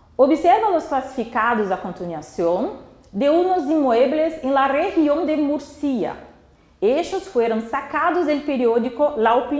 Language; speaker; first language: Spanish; non-native, fluent; Portuguese